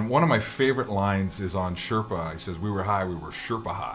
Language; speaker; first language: English; native; English